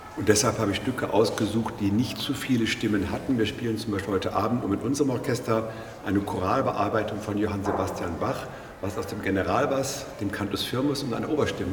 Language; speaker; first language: German; native; German